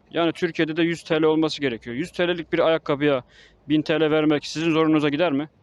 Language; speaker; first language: Turkish; native; Turkish